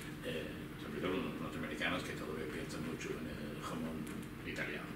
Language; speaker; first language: Spanish; non-native, fluent; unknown